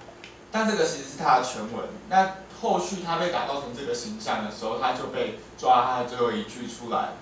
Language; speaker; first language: Chinese; native; Chinese